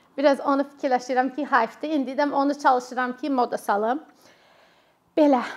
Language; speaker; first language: Azerbaijani; non-native, fluent; English